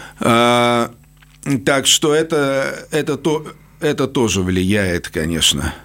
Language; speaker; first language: Russian; native; Russian